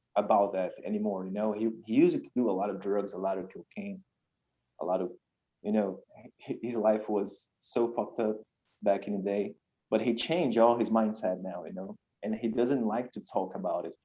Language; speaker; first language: English; non-native, fluent; Portuguese